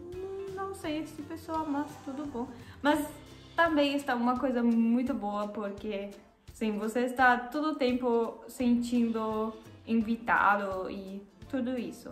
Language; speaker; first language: Portuguese; non-native, learner; German